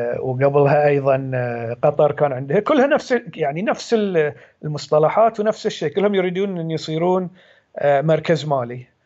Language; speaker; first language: Arabic; native; Arabic